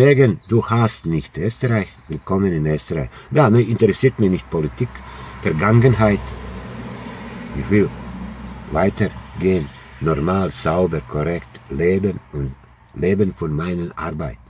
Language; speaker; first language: German; non-native, learner; Croatian